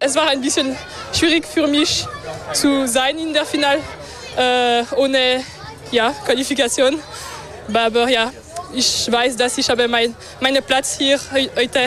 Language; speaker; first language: German; non-native, local second language; French